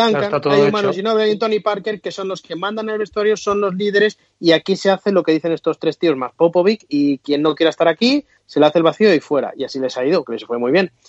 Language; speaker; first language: Spanish; native; Spanish